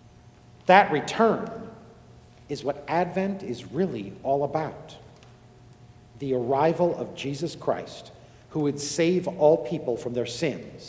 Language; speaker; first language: English; native; English